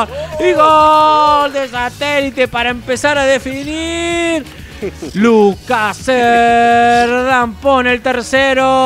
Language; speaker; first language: Spanish; native; Spanish